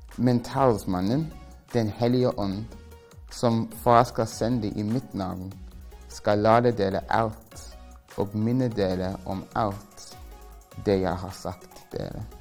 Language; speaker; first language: Norwegian; non-native, fluent; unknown